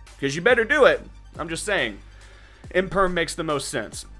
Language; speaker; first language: English; native; English